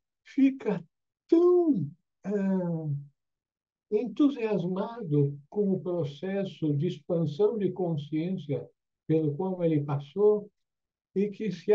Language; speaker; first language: Portuguese; native; Portuguese